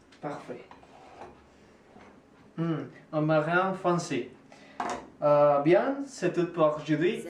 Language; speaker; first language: French; non-native, learner; Spanish